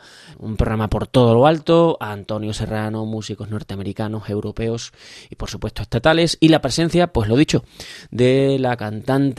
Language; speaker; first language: Spanish; native; Spanish